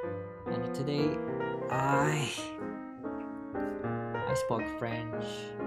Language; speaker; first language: English; non-native, learner; Japanese